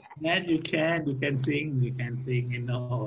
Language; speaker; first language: English; non-native, learner; Thai